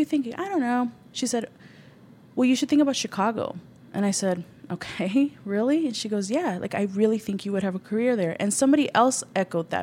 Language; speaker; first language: English; early bilingual, other home language; Spanish